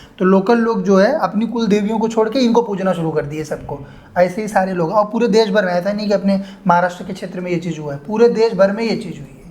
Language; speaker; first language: Hindi; non-native, local second language; Marathi